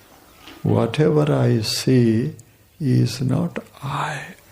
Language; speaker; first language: English; non-native, local second language; Kannada